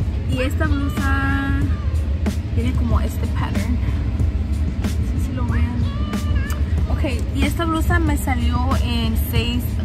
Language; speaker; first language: Spanish; early bilingual, heritage; Spanish